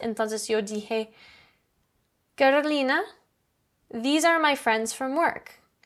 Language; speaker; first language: English; native; English